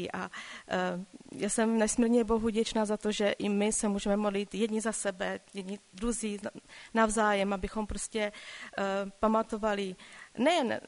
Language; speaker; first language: Czech; non-native, local second language; Polish